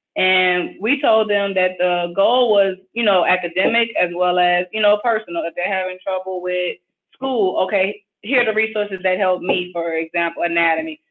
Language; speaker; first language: English; native; English